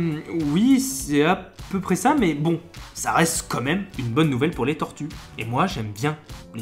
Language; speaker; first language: French; native; French